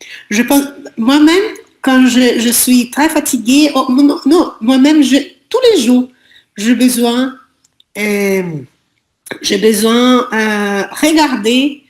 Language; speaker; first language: French; non-native, learner; Portuguese